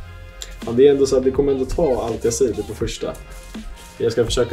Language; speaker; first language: Swedish; native; Swedish